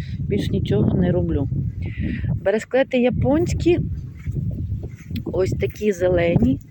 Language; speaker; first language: Ukrainian; native; Ukrainian